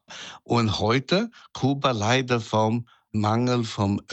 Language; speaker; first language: German; non-native, fluent; Chinese